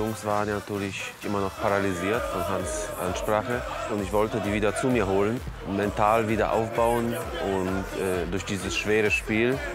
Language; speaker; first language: German; non-native, fluent; Polish